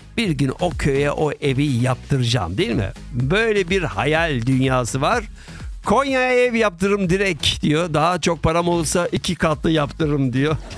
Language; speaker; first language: Turkish; early bilingual, heritage; Turkish